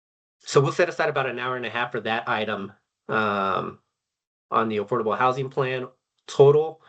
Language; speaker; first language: English; native; English